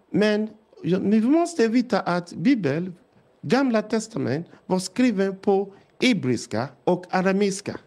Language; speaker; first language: Swedish; non-native, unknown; Yoruba